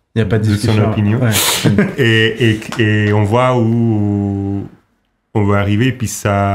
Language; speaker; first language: French; non-native, fluent; Portuguese